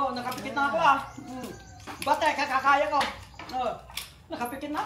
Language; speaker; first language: Filipino; native; Filipino